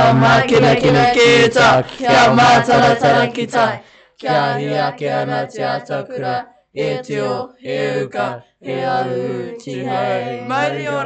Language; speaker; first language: Māori; non-native, local second language; English